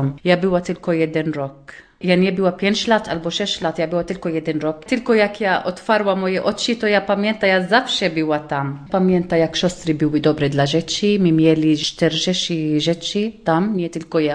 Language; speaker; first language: Polish; early bilingual, heritage; Arabic